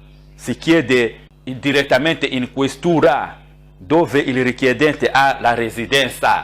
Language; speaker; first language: Italian; non-native, fluent; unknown